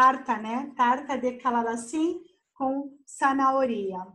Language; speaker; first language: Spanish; non-native, fluent; Portuguese